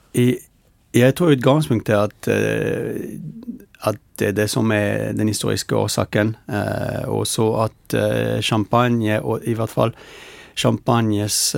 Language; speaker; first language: Norwegian; non-native, fluent; French